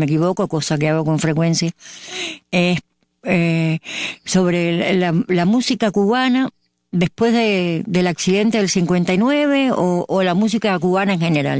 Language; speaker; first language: Spanish; native; Spanish